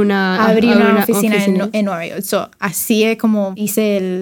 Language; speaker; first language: Spanish; early bilingual, other home language; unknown